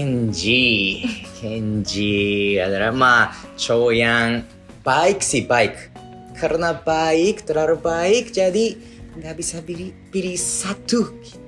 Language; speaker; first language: Indonesian; non-native, learner; Japanese